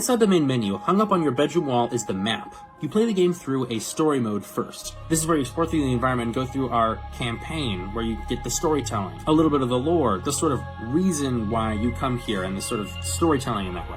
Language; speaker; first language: English; native; English